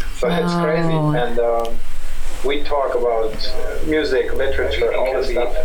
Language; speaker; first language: English; non-native, fluent; German